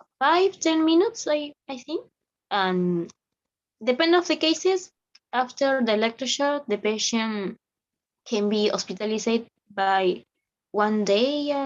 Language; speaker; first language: English; non-native, learner; Spanish